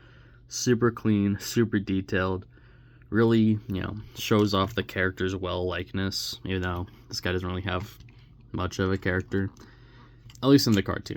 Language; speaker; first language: English; native; English